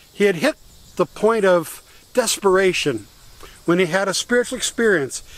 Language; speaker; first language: English; native; English